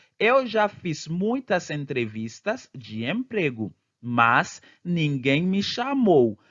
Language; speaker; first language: Portuguese; non-native, learner; Haitian Creole